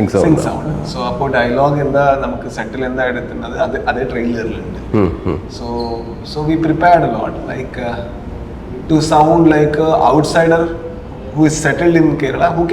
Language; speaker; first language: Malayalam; non-native, learner; Kannada